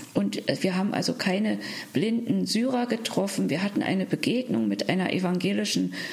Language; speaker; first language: German; native; German